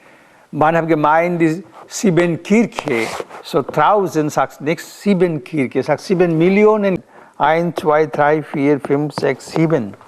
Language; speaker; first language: German; non-native, learner; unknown